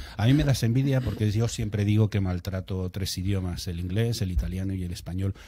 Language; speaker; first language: Spanish; native; Spanish